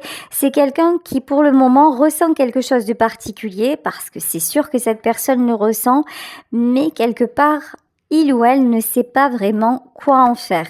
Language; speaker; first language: French; native; French